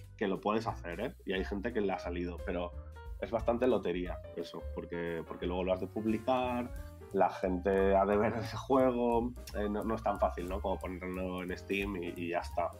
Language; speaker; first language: Spanish; native; Spanish